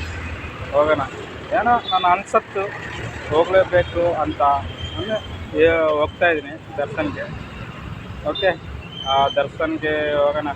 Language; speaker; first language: Kannada; non-native, learner; Telugu